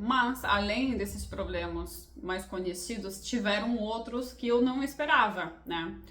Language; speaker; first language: Portuguese; non-native, fluent; English